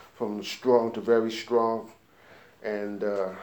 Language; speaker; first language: English; native; English